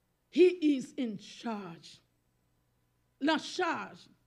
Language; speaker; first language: English; non-native, learner; Haitian Creole